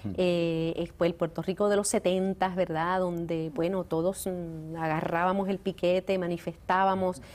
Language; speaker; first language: Spanish; native; Spanish